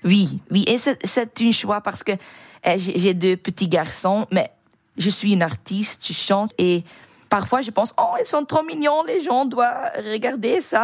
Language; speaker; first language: French; non-native, learner; Dutch